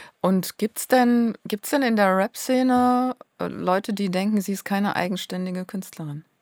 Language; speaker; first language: German; native; German